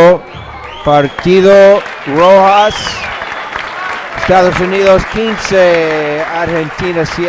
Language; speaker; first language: Spanish; non-native, learner; English